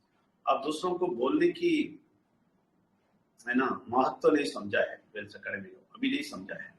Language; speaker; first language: Hindi; non-native, local second language; Telugu